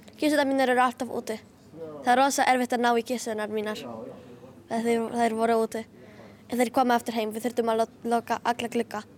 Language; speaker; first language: Icelandic; early bilingual, other home language; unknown